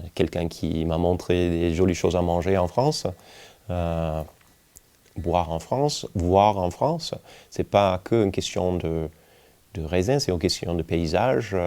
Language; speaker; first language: French; non-native, fluent; English